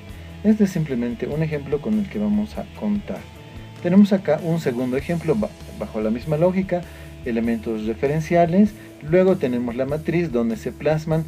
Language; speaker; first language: Spanish; native; Spanish